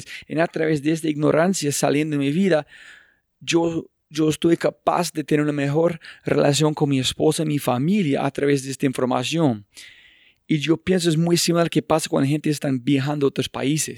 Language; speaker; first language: Spanish; non-native, fluent; English